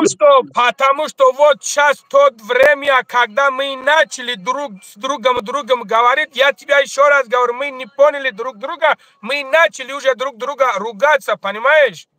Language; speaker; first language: Russian; non-native, learner; Tajik